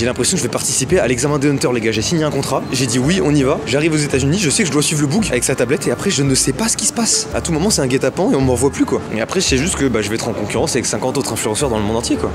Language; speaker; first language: French; native; French